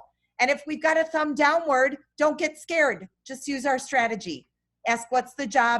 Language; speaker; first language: English; native; English